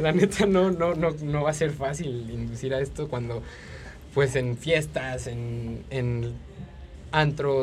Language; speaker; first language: Spanish; native; Spanish